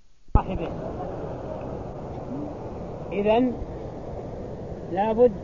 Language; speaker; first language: Arabic; native; Arabic